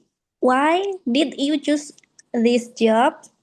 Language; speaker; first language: English; non-native, learner; Indonesian